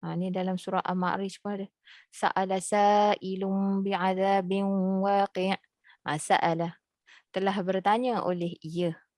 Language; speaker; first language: Malay; native; Malay